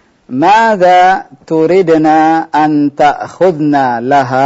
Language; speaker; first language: Arabic; non-native, fluent; Indonesian